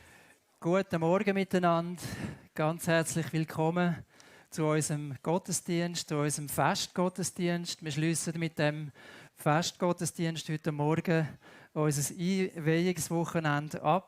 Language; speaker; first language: German; native; German